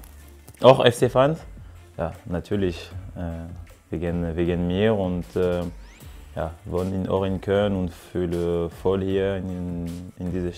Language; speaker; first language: German; non-native, learner; French